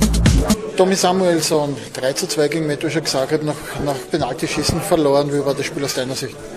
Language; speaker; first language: German; native; German